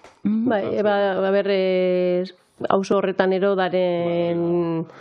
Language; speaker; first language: Basque; native; Basque